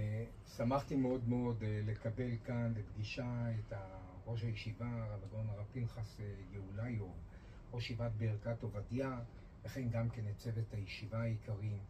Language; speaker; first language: Hebrew; native; Hebrew